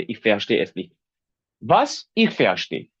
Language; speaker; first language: German; non-native, fluent; Turkish